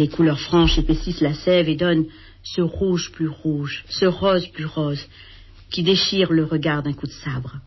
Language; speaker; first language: French; native; French